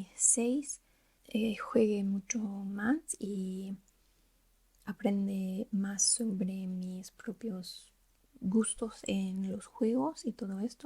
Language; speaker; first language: Spanish; non-native, learner; English